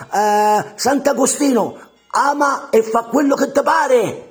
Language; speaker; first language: Italian; native; Italian